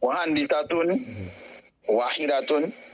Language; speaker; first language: Arabic; non-native, learner; English